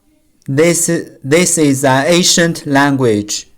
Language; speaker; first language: English; non-native, learner; Chinese